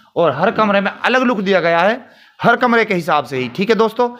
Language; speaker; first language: Hindi; native; Hindi